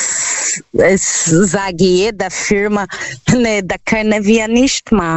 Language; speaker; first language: German; non-native, learner; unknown